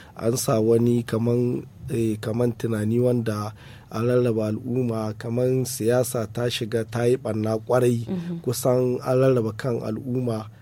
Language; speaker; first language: Hausa; native; Hausa